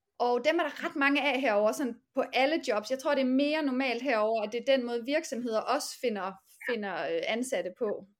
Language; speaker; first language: Danish; native; Danish